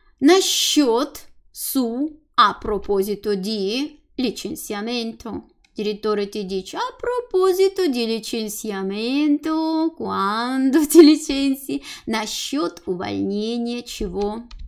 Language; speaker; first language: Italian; non-native, fluent; Russian